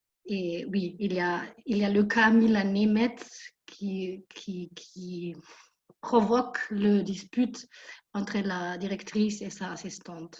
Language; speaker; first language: French; non-native, fluent; German